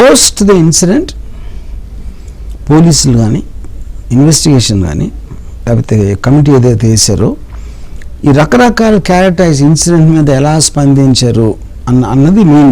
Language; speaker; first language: Telugu; native; Telugu